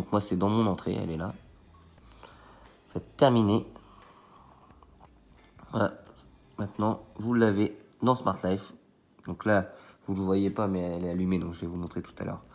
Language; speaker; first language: French; native; French